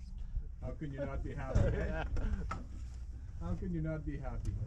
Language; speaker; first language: English; native; English